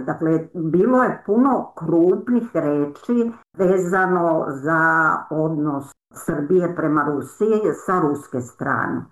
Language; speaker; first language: Serbian; native; Serbian